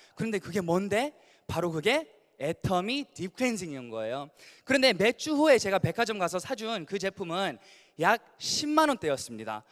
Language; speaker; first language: Korean; early bilingual, heritage; Korean